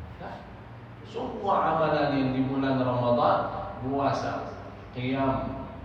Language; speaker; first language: Indonesian; non-native, fluent; Arabic